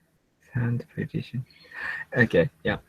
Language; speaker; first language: English; non-native, learner; Japanese